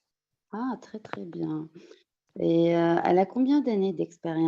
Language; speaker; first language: French; non-native, fluent; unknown